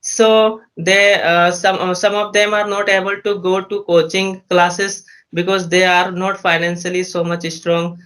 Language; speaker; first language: English; non-native, learner; Hindi